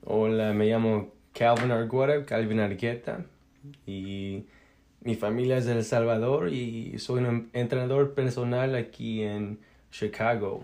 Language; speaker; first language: Spanish; early bilingual, heritage; Spanish